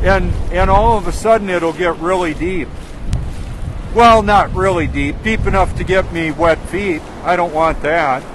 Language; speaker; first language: English; native; English